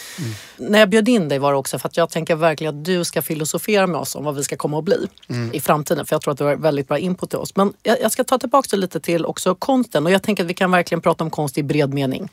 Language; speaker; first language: Swedish; native; Swedish